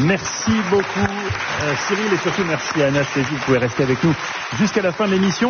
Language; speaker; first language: French; native; French